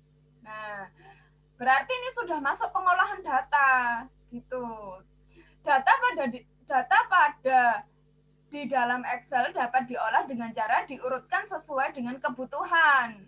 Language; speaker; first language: Indonesian; native; Indonesian